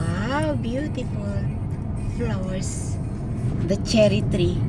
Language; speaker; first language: English; non-native, local second language; Filipino